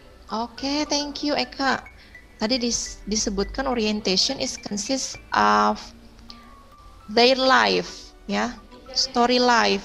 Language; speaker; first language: English; non-native, learner; Indonesian